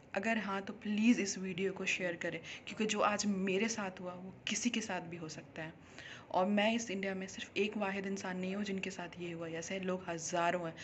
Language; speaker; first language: Hindi; native; Hindi